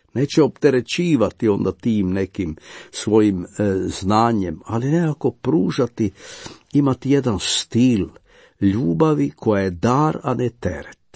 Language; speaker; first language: Croatian; native; Croatian